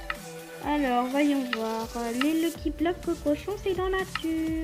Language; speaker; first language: French; native; French